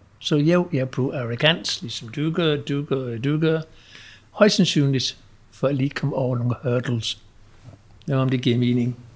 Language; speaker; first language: Danish; non-native, fluent; English